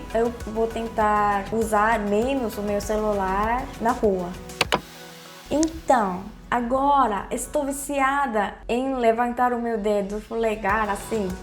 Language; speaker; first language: Portuguese; non-native, fluent; Korean